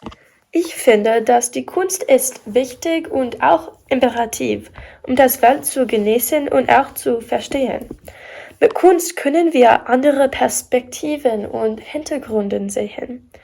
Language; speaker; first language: German; non-native, learner; English